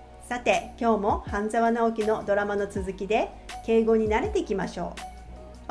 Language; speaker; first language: Japanese; native; Japanese